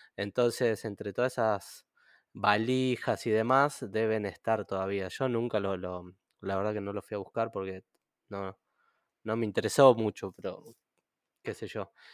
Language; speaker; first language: Spanish; native; Spanish